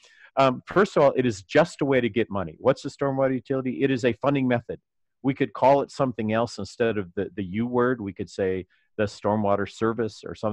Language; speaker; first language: English; native; English